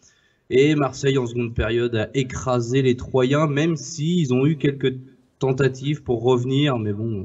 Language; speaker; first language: French; native; French